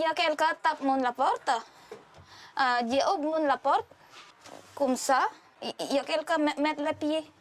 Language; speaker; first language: French; non-native, learner; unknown